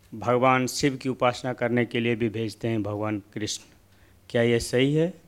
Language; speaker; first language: Hindi; native; Hindi